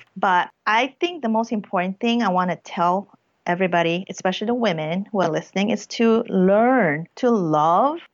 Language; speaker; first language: English; early bilingual, other home language; Korean